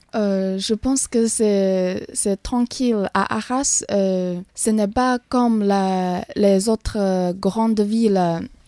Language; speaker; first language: French; non-native, learner; Chinese